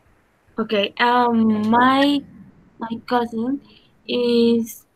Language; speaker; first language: English; non-native, learner; Spanish